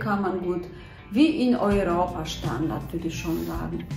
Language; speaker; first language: German; non-native, fluent; Polish